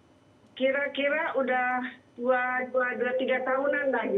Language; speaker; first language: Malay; non-native, local second language; Sundanese